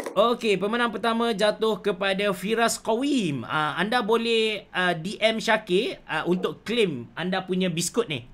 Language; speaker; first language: Malay; native; Malay